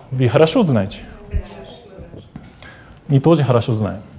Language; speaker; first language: Russian; non-native, fluent; Japanese